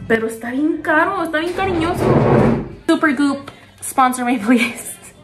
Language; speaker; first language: Spanish; early bilingual, heritage; Spanish